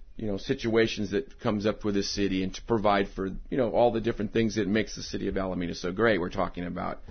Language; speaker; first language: English; native; English